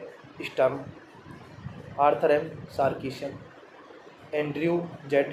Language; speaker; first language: English; non-native, learner; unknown